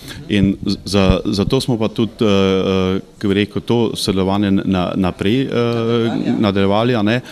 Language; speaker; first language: Slovenian; early bilingual, heritage; Slovenian